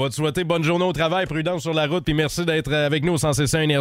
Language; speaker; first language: French; native; French